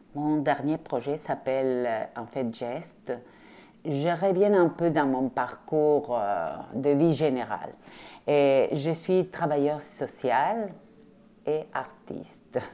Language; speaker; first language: French; non-native, fluent; Spanish